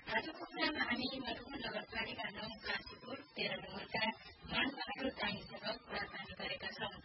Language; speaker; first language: Nepali; non-native, local second language; Dangaura Tharu